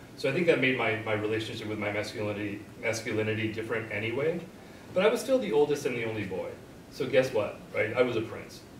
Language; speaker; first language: English; native; English